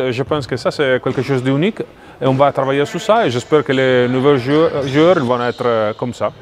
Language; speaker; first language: French; non-native, fluent; Italian